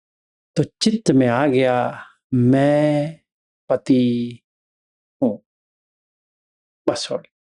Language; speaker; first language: Hindi; native; Hindi